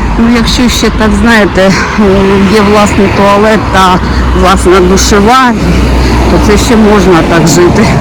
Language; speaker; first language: Ukrainian; non-native, local second language; Russian